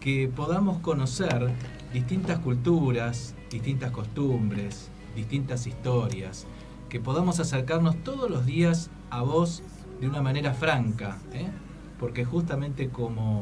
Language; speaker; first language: Spanish; native; Spanish